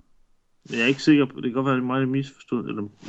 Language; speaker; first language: Danish; native; Danish